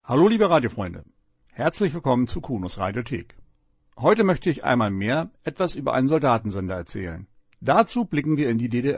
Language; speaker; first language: German; native; German